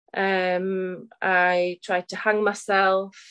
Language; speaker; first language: English; native; English